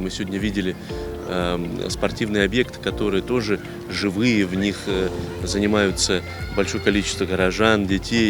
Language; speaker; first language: Russian; native; Russian